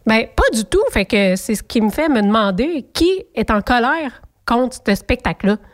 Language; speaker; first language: French; native; French